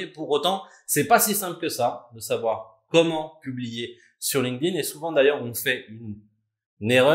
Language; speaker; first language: French; native; French